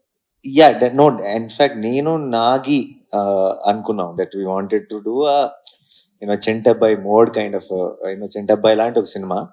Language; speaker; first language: Telugu; native; Telugu